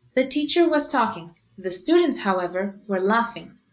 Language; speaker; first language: English; non-native, fluent; Greek